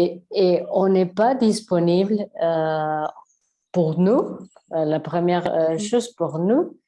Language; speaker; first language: French; non-native, learner; Spanish